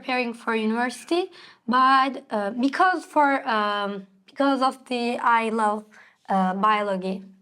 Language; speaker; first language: English; non-native, learner; Turkish